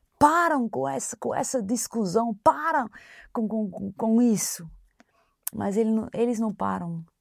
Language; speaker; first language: Portuguese; non-native, fluent; German